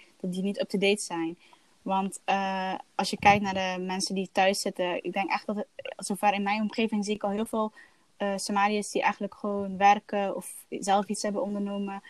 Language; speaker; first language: Dutch; early bilingual, other home language; Somali